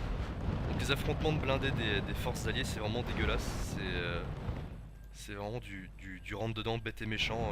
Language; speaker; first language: French; native; French